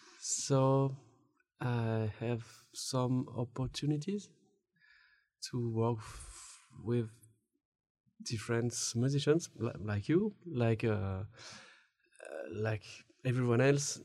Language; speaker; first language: English; non-native, learner; French